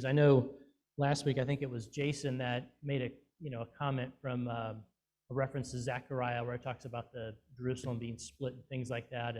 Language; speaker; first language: English; native; English